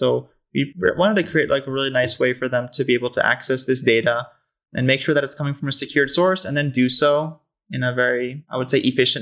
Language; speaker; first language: English; native; English